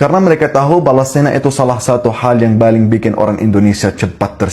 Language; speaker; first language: Indonesian; non-native, fluent; Arabic